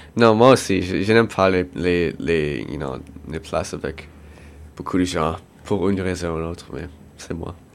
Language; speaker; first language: French; non-native, local second language; English